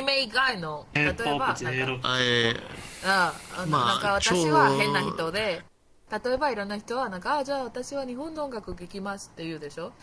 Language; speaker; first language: Japanese; non-native, learner; Spanish